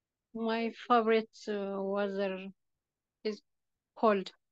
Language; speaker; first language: English; non-native, learner; Tigrinya